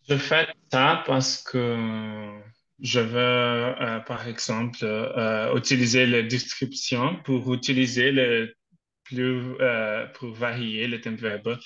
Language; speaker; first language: French; non-native, learner; Portuguese